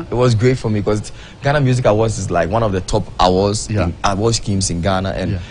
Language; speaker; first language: English; non-native, local second language; Akan